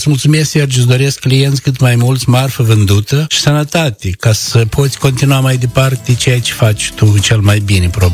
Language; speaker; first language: Romanian; native; Romanian